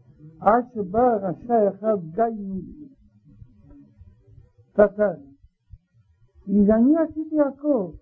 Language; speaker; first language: Hebrew; non-native, learner; Russian